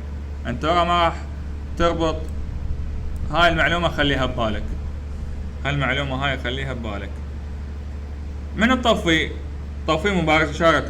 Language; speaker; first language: Arabic; native; Arabic